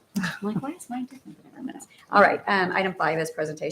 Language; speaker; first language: English; native; English